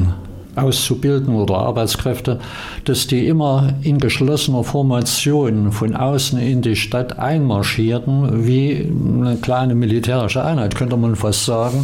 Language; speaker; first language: German; native; German